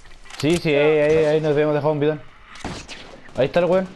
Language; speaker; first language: Spanish; native; Spanish